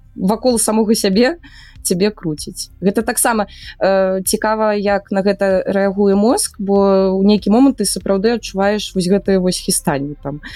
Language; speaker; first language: Belarusian; native; Belarusian